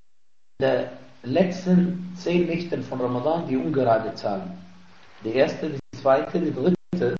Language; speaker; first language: German; non-native, fluent; Arabic